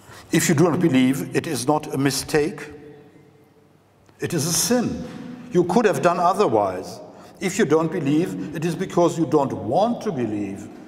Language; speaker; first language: English; non-native, fluent; German